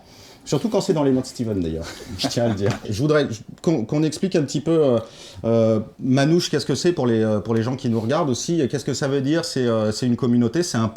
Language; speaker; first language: French; native; French